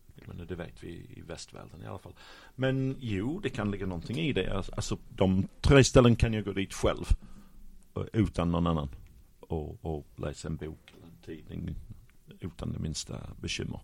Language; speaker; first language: Swedish; non-native, fluent; English